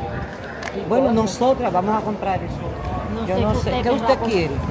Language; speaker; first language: Spanish; native; Spanish